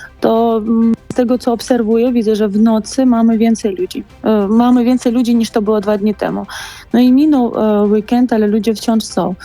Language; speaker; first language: Polish; non-native, fluent; Georgian